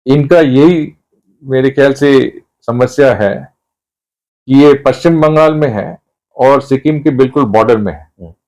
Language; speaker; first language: Hindi; non-native, local second language; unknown